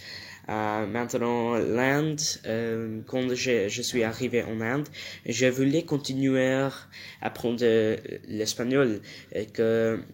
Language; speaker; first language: French; non-native, learner; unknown